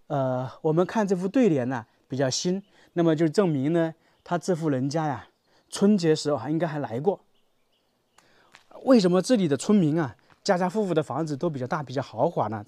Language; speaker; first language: Chinese; native; Chinese